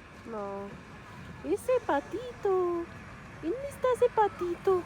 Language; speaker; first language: Spanish; early bilingual, heritage; Spanish